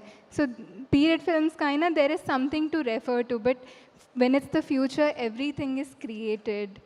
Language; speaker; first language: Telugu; non-native, fluent; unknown